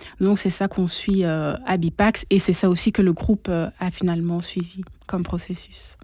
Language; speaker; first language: French; native; French